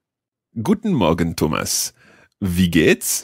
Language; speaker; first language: German; non-native, learner; English